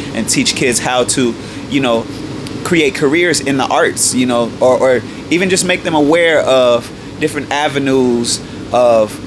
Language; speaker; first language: English; native; English